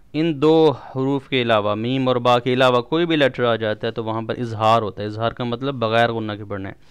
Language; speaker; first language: Urdu; non-native, local second language; Punjabi